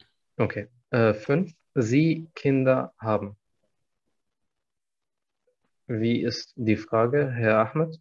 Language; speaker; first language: German; non-native, fluent; Arabic